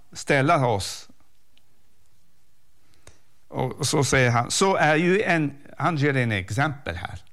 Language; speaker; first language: Swedish; non-native, fluent; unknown